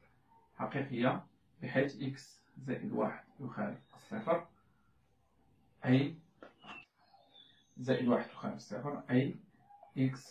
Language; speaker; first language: Arabic; native; Arabic